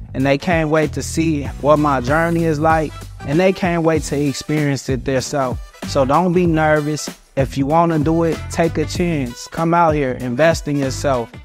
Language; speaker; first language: English; native; English